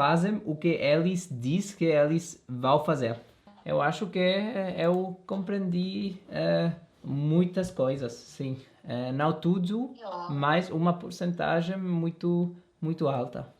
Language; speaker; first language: Portuguese; non-native, learner; Spanish